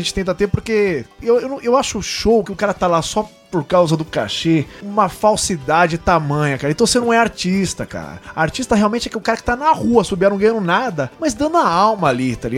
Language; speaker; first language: Portuguese; native; Portuguese